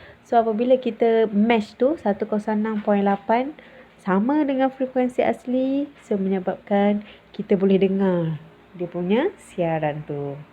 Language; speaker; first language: Malay; native; Malay